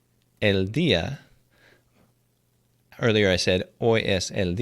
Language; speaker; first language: Spanish; non-native, fluent; English